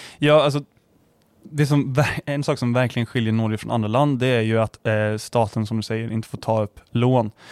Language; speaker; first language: Swedish; native; Swedish